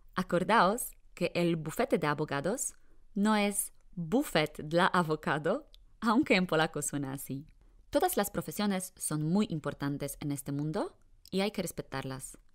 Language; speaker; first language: Spanish; non-native, fluent; Polish